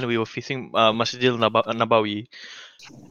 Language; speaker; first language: English; non-native, local second language; Malay